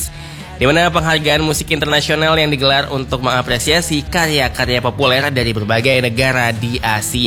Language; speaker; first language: Indonesian; native; Indonesian